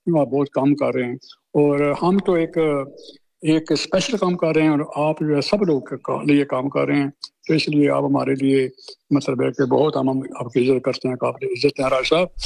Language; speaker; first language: Urdu; non-native, local second language; Punjabi